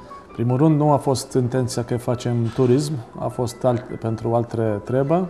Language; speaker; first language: Romanian; non-native, learner; Maltese